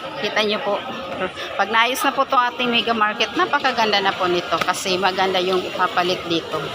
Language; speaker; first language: Filipino; native; Filipino